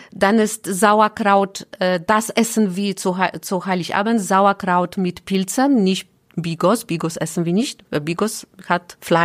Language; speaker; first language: German; non-native, learner; Polish